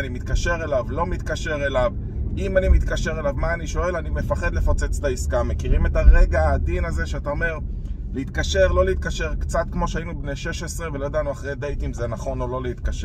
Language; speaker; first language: Hebrew; native; Hebrew